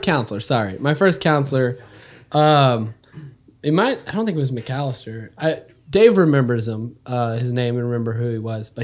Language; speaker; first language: English; native; English